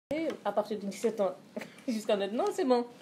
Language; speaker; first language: French; non-native, learner; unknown